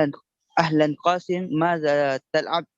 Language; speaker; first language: Arabic; non-native, learner; Indonesian